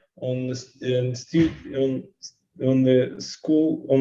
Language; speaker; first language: English; non-native, learner; Russian